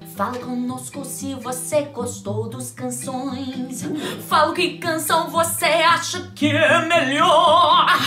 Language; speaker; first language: Portuguese; non-native, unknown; English